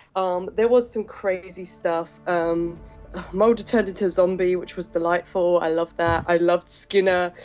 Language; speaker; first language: English; native; English